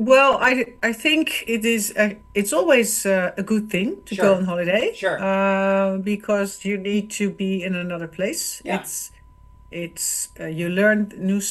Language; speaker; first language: English; non-native, fluent; Dutch